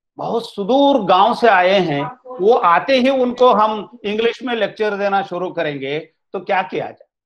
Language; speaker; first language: Hindi; non-native, local second language; Kannada